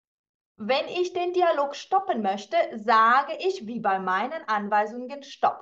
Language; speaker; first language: German; non-native, fluent; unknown